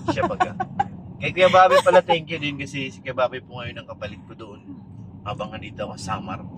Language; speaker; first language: Filipino; non-native, local second language; Waray